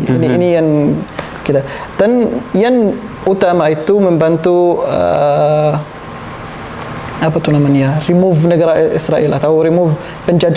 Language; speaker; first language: Indonesian; non-native, learner; Arabic